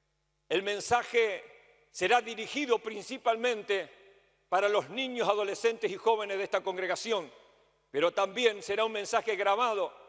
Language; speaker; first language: Spanish; native; Spanish